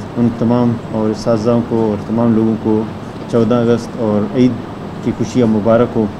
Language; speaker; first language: Urdu; non-native, local second language; Baluchi